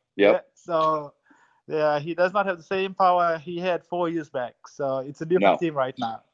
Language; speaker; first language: English; non-native, fluent; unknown